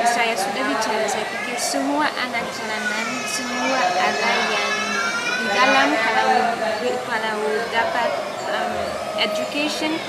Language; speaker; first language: Indonesian; non-native, learner; Dutch